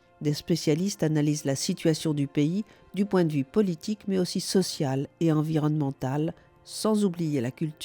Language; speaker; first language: French; native; French